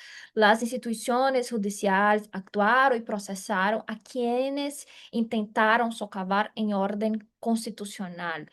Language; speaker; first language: Spanish; non-native, fluent; Portuguese